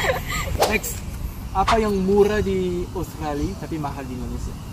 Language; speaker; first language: Indonesian; non-native, fluent; French